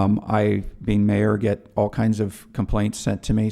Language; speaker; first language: English; native; English